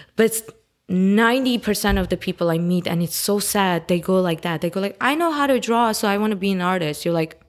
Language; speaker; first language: English; early bilingual, other home language; Armenian